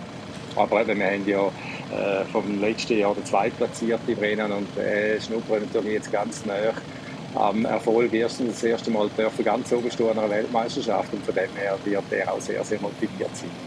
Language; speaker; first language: German; native; German